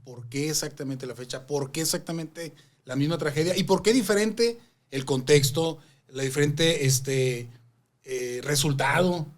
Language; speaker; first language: Spanish; native; Spanish